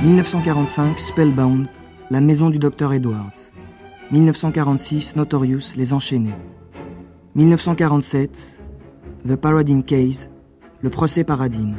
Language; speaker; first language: French; native; French